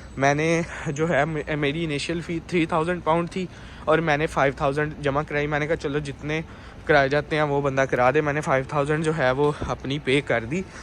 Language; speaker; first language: Urdu; native; Urdu